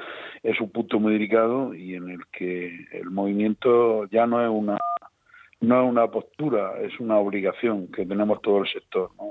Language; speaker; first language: Spanish; native; Spanish